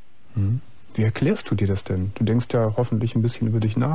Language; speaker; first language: German; native; German